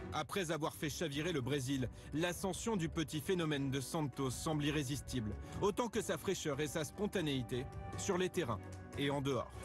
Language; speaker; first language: French; native; French